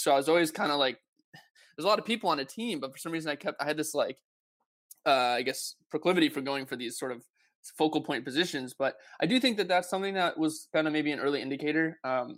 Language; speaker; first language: English; native; English